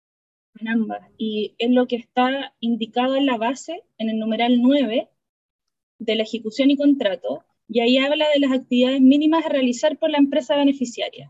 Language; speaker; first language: Spanish; native; Spanish